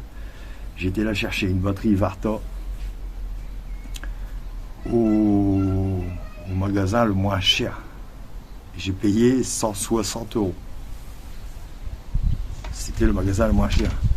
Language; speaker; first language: French; native; French